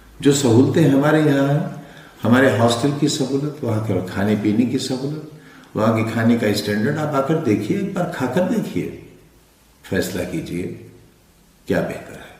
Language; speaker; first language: Urdu; native; Urdu